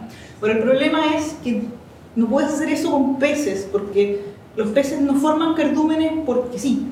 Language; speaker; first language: Spanish; native; Spanish